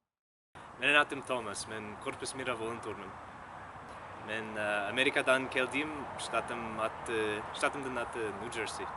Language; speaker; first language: Kyrgyz; non-native, learner; English